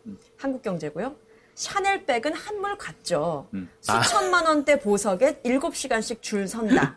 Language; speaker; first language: Korean; native; Korean